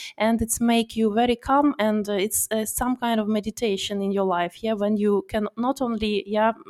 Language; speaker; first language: English; non-native, learner; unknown